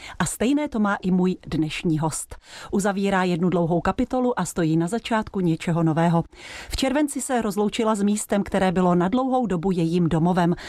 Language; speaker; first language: Czech; native; Czech